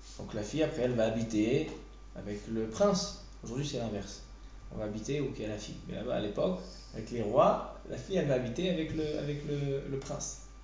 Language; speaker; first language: French; native; French